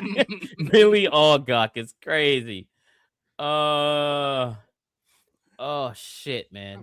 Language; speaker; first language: English; native; English